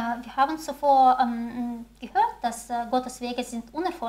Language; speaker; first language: German; non-native, fluent; Chinese